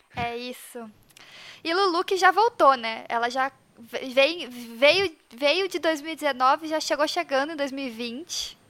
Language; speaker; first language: Portuguese; native; Portuguese